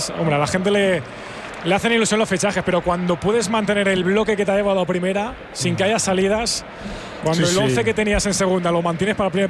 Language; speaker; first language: Spanish; native; Spanish